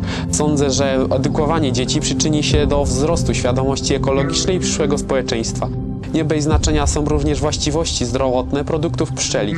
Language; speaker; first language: Polish; native; Polish